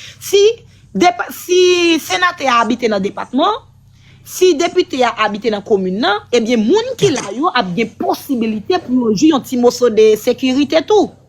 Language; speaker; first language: Haitian Creole; native; Haitian Creole